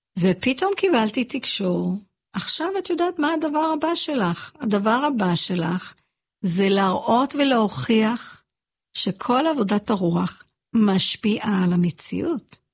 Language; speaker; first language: Hebrew; early bilingual, other home language; English